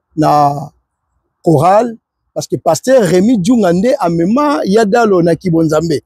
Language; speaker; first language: Lingala; native; Lingala